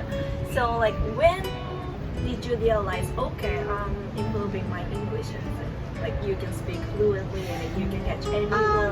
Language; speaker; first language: English; non-native, learner; Japanese